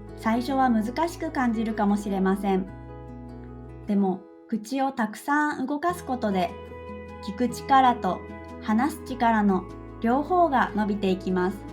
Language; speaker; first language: Japanese; native; Japanese